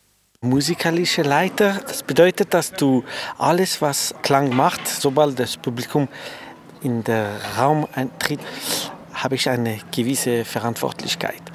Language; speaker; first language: German; non-native, fluent; French